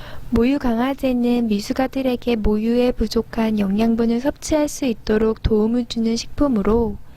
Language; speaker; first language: Korean; native; Korean